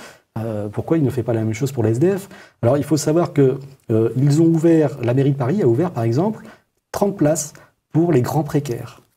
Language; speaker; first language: French; native; French